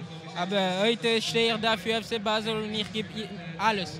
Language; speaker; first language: German; non-native, learner; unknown